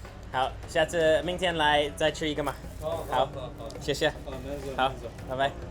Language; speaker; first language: Chinese; non-native, learner; English